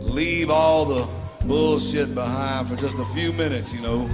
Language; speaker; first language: English; native; English